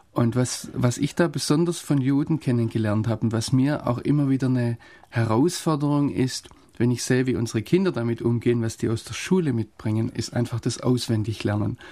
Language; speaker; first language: German; native; German